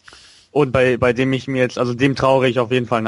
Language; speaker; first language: German; native; German